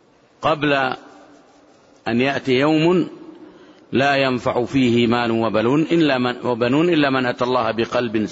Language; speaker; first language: Arabic; native; Arabic